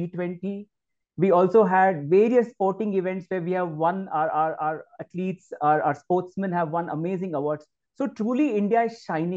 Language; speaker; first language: English; non-native, local second language; Marathi